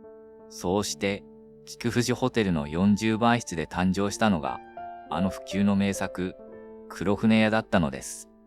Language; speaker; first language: Japanese; native; Japanese